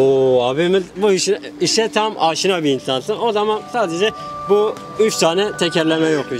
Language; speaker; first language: Turkish; native; Turkish